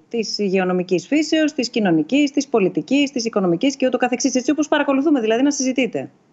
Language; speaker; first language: Greek; native; Greek